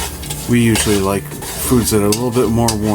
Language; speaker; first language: English; native; English